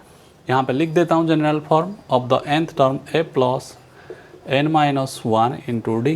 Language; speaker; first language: Hindi; non-native, local second language; Odia